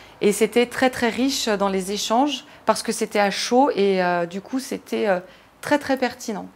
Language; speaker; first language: French; native; French